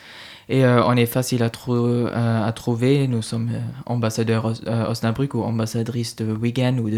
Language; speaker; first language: French; non-native, fluent; German